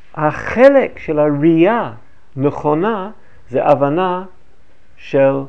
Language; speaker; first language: Hebrew; non-native, fluent; English